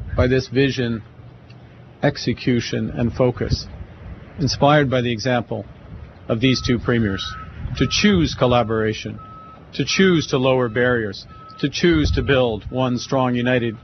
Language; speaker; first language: English; native; English